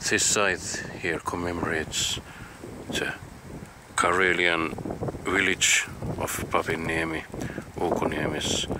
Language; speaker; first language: English; non-native, fluent; Finnish